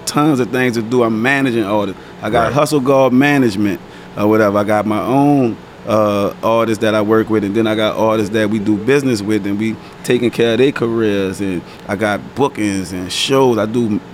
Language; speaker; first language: English; native; English